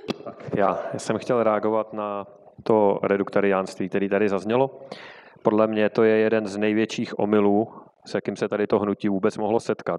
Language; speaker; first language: Czech; native; Czech